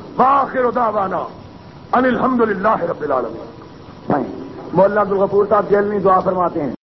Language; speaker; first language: Urdu; non-native, local second language; Punjabi